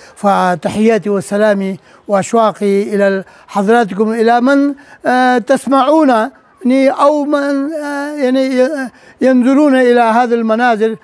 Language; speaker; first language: Arabic; non-native, fluent; Urdu